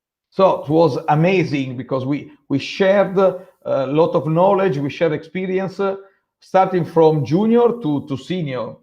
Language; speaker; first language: English; non-native, fluent; Italian